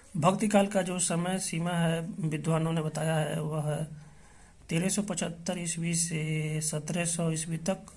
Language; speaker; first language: Hindi; native; Hindi